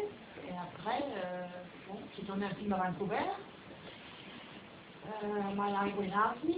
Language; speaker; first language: French; non-native, fluent; Spanish